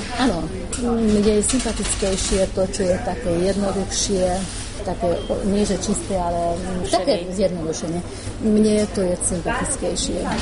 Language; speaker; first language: Slovak; non-native, local second language; Hungarian